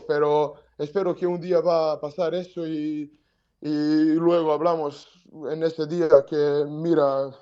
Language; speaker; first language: Spanish; non-native, learner; Serbian